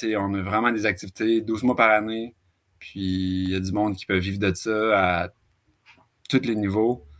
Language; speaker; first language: French; native; French